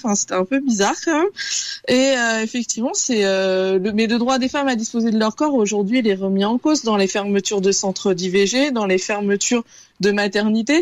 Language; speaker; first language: French; native; French